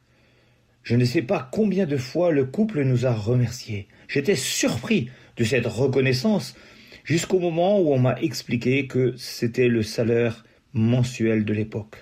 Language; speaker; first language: French; native; French